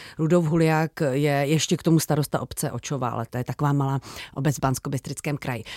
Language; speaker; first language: Czech; native; Czech